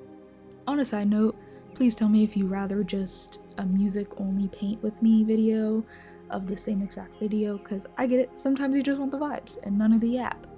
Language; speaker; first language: English; native; English